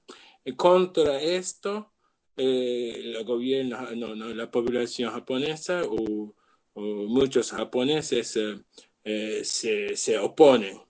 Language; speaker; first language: Spanish; non-native, learner; Japanese